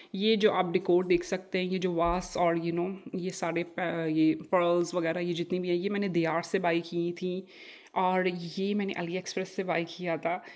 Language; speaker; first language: Urdu; non-native, local second language; Punjabi